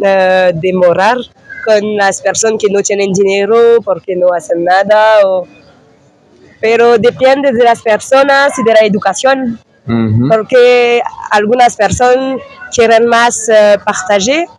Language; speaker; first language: Spanish; non-native, learner; French